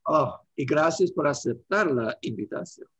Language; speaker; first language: Spanish; non-native, learner; English